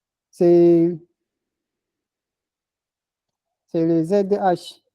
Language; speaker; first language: French; non-native, local second language; Ghomala